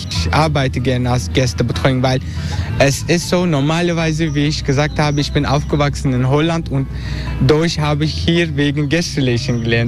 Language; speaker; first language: German; non-native, learner; Turkish